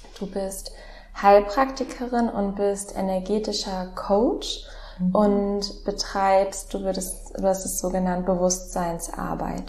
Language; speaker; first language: German; native; German